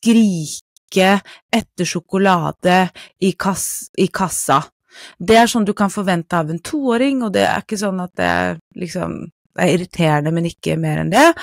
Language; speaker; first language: Norwegian; non-native, fluent; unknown